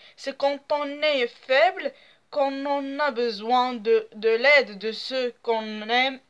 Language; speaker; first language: French; non-native, local second language; Arabic